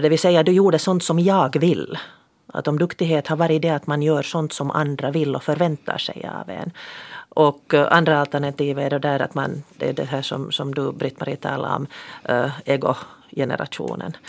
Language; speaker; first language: Swedish; native; Swedish